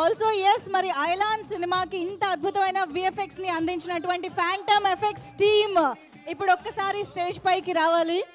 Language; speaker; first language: Telugu; native; Telugu